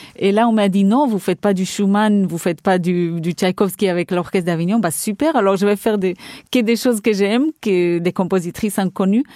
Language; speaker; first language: French; non-native, fluent; Portuguese